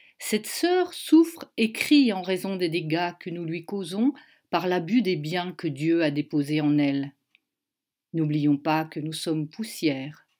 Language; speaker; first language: French; native; French